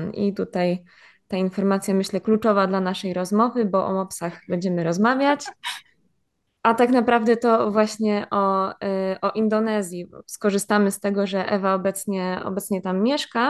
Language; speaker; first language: Polish; native; Polish